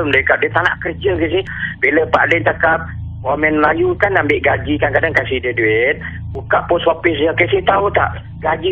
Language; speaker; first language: Malay; native; Malay